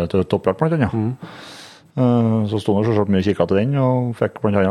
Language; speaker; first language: Norwegian; native; Norwegian